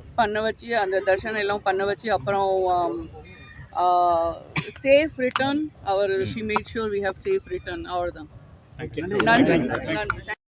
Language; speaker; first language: Tamil; non-native, learner; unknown